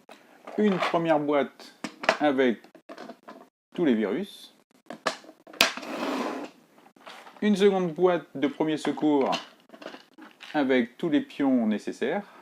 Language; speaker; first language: French; native; French